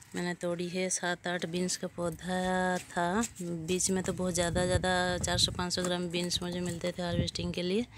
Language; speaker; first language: Hindi; non-native, local second language; Odia